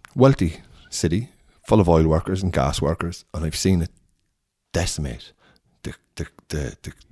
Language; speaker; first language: English; native; English